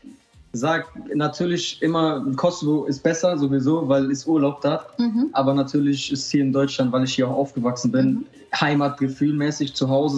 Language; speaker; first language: German; early bilingual, other home language; Albanian